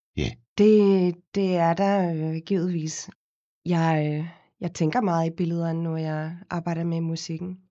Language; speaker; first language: Danish; non-native, fluent; Afrikaans